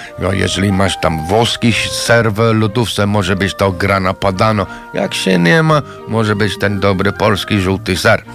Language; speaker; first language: Polish; non-native, fluent; English